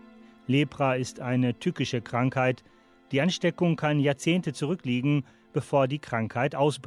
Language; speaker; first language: German; native; German